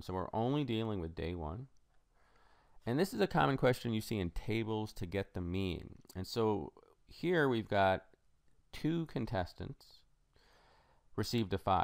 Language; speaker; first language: English; native; English